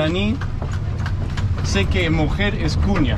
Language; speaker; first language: Spanish; non-native, fluent; Danish